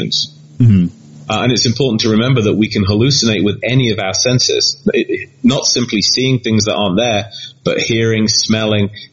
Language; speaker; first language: English; native; English